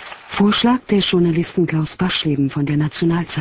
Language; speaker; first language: German; native; German